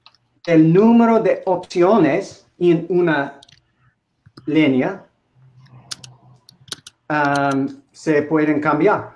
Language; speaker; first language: Spanish; non-native, learner; English